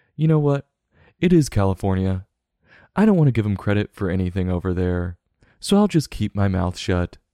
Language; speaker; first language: English; native; English